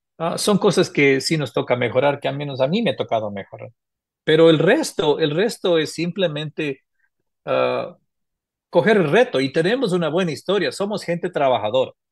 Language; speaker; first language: Spanish; native; Spanish